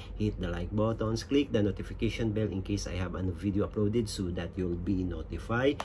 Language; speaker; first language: English; non-native, local second language; Filipino